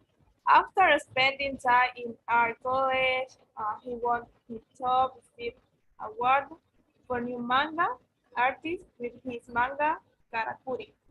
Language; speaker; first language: English; non-native, learner; Spanish